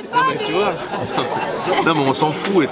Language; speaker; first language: French; native; French